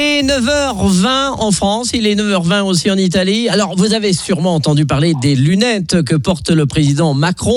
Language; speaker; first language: French; native; French